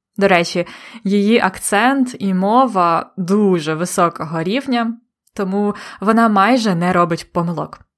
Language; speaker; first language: Ukrainian; native; Ukrainian